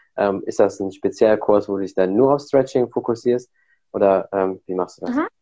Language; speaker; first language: German; native; German